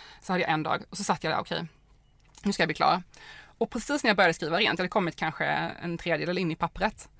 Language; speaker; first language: Swedish; native; Swedish